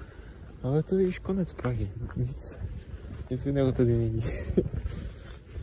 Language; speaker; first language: German; non-native, learner; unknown